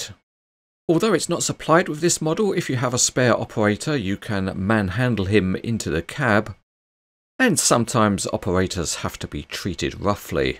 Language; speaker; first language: English; native; English